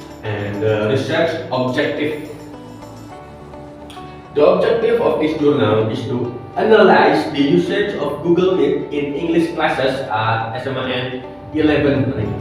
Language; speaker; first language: English; non-native, learner; Indonesian